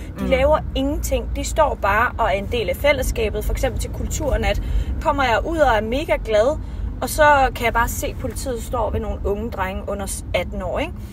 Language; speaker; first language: Danish; early bilingual, other home language; Kurdish